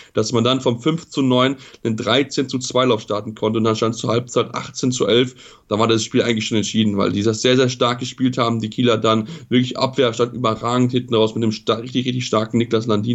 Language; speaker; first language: German; native; German